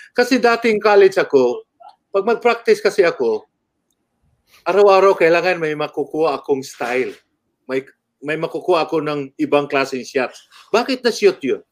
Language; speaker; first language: Filipino; native; Filipino